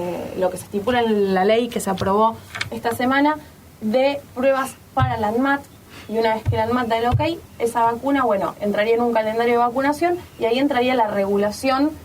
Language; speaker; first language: Spanish; native; Spanish